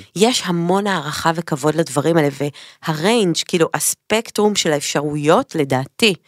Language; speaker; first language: Hebrew; native; Hebrew